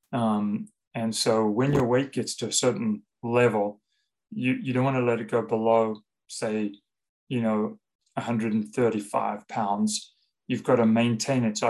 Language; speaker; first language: English; native; English